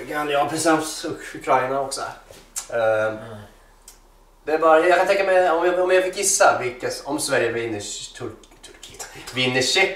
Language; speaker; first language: Swedish; native; Swedish